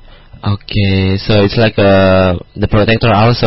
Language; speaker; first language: English; non-native, learner; Indonesian